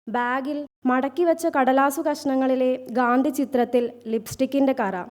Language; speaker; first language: Malayalam; native; Malayalam